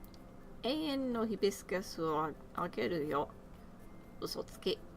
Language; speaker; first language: Japanese; non-native, learner; English